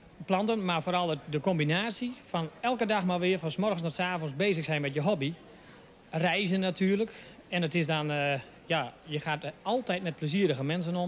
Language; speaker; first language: Dutch; native; Dutch